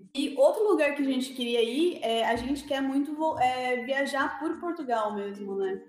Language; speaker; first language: Portuguese; native; Portuguese